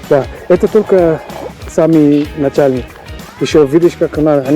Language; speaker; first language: Russian; non-native, learner; English